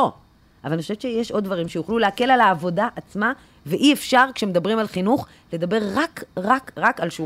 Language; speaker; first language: Hebrew; native; Hebrew